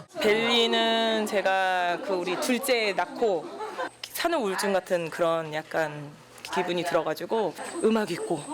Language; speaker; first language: Korean; native; Korean